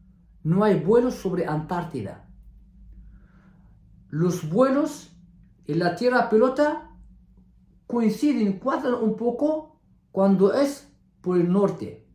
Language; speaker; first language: Spanish; non-native, fluent; Arabic